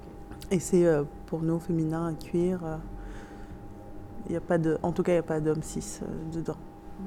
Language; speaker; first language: French; non-native, local second language; Arabic